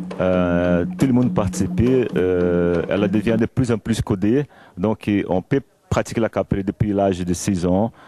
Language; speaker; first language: French; non-native, fluent; Portuguese